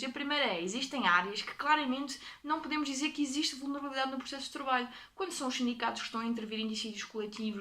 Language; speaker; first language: Portuguese; native; Portuguese